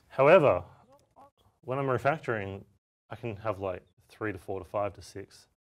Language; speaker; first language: English; native; English